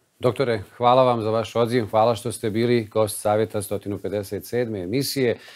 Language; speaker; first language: Bosnian; native; Bosnian